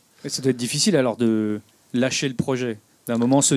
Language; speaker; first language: French; native; French